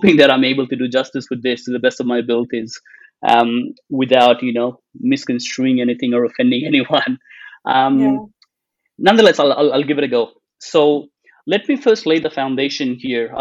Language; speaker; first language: English; non-native, local second language; Bangla